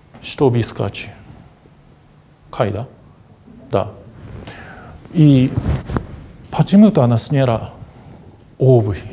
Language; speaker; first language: Russian; non-native, fluent; Japanese